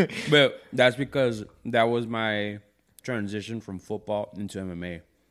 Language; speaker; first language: English; early bilingual, other home language; Spanish